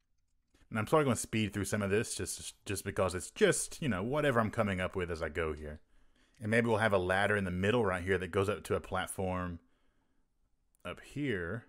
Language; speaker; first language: English; native; English